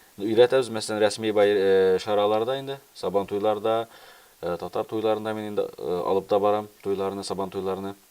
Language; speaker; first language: Tatar; early bilingual, heritage; Tatar